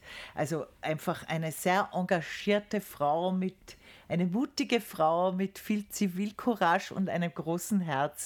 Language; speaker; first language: German; native; German